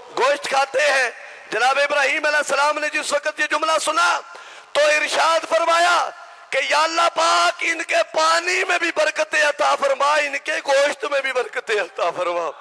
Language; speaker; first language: Urdu; native; Urdu